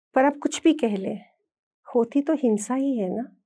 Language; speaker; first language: Hindi; native; Hindi